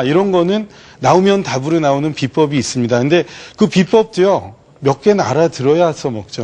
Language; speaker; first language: Korean; native; Korean